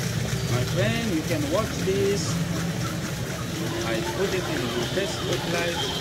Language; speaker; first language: English; non-native, learner; Nepali